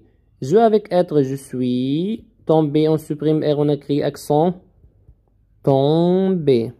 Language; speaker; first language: French; non-native, learner; Arabic